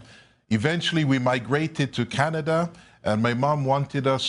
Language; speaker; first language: English; native; English